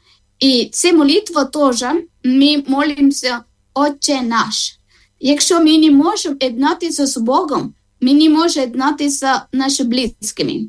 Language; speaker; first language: Ukrainian; non-native, learner; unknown